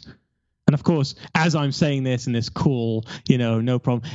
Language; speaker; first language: English; native; English